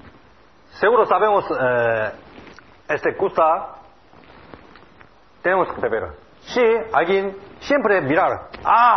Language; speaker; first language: Spanish; non-native, learner; Korean